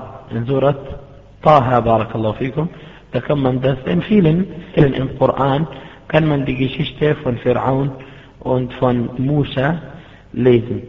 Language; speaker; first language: German; non-native, fluent; Arabic